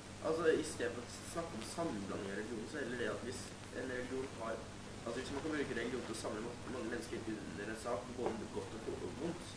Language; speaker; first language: Norwegian; native; Norwegian